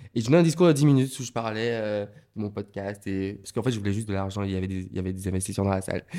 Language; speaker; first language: French; native; French